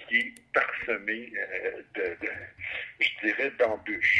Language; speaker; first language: French; native; French